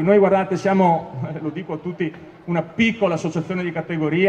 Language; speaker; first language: Italian; native; Italian